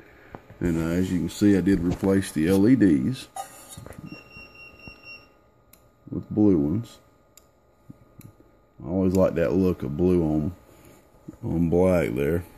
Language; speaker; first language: English; native; English